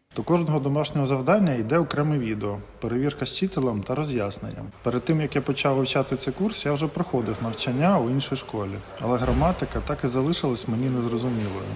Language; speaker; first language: Ukrainian; native; Ukrainian